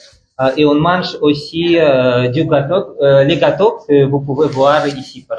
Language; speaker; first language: French; non-native, fluent; Russian